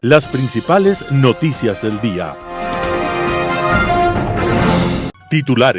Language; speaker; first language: Spanish; native; Spanish